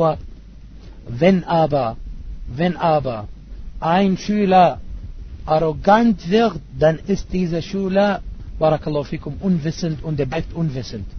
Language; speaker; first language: German; non-native, fluent; Arabic